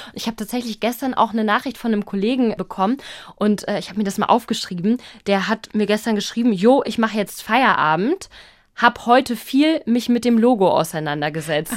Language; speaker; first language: German; native; German